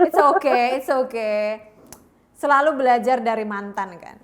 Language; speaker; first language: Indonesian; native; Indonesian